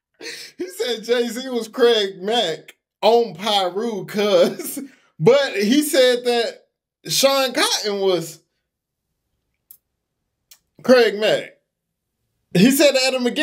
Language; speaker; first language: English; native; English